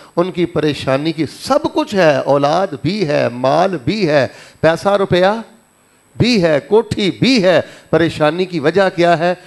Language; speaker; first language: Urdu; non-native, local second language; Punjabi